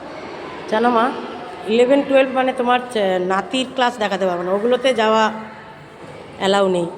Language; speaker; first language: Bangla; native; Bangla